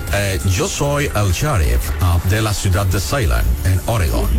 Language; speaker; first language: Spanish; non-native, learner; English